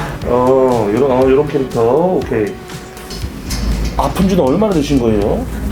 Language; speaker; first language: Korean; native; Korean